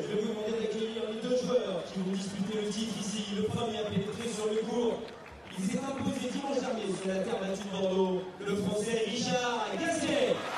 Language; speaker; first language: French; native; French